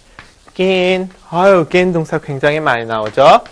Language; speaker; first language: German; non-native, fluent; Korean